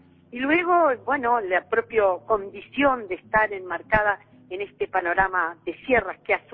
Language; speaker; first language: Spanish; native; Spanish